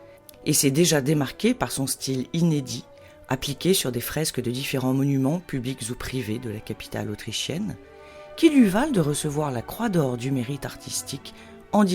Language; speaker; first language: French; native; French